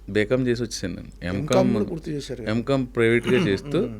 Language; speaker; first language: Telugu; native; Telugu